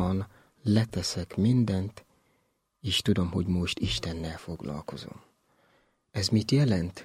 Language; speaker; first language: Hungarian; non-native, fluent; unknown